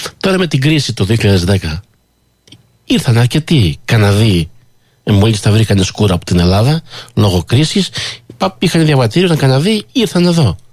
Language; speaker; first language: Greek; early bilingual, heritage; Greek